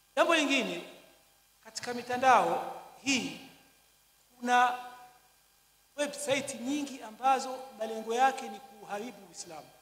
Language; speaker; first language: Swahili; native; Swahili